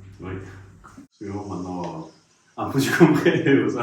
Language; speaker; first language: French; non-native, learner; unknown